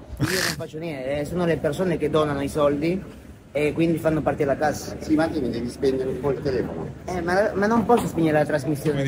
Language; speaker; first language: Italian; non-native, fluent; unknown